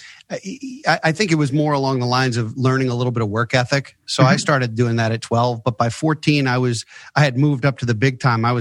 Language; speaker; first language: English; native; English